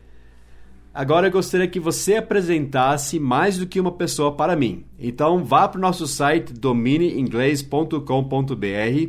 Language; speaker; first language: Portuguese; non-native, fluent; English